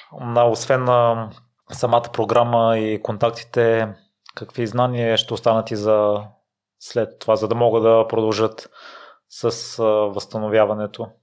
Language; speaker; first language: Bulgarian; native; Bulgarian